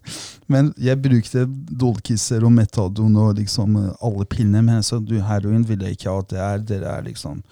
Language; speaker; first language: Norwegian; non-native, fluent; Persian